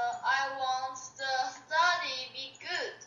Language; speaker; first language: English; non-native, learner; Chinese